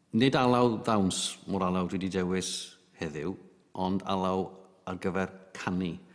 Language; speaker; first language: Welsh; native; Welsh